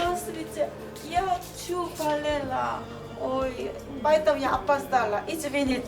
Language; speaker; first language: Russian; non-native, learner; Kazakh